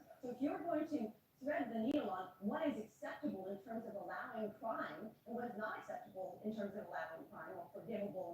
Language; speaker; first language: English; native; English